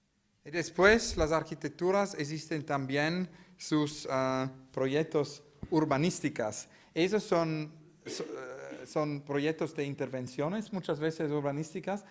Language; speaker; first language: Spanish; non-native, learner; Italian